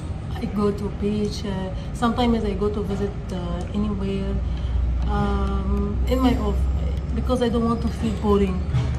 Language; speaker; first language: English; non-native, learner; Arabic